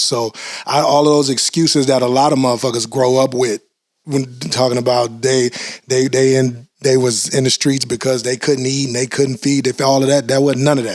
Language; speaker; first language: English; native; English